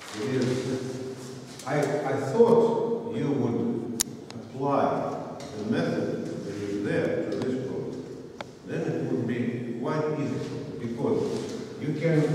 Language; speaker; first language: English; non-native, fluent; Russian